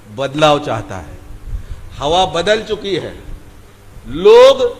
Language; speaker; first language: Hindi; non-native, local second language; Marathi